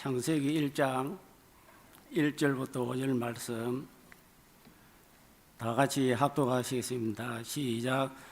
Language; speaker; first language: Korean; native; Korean